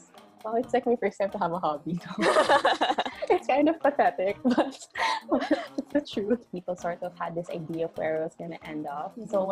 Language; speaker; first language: English; non-native, local second language; Cebuano